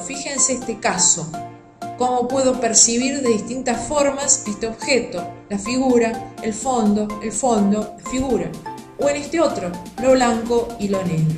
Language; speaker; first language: Spanish; native; Spanish